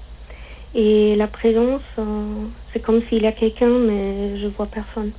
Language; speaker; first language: French; non-native, fluent; German